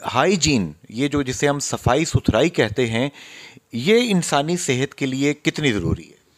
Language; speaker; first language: Urdu; non-native, local second language; Pahari-Potwari